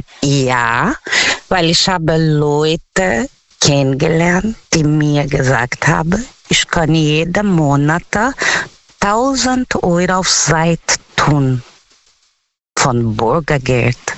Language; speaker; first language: German; non-native, learner; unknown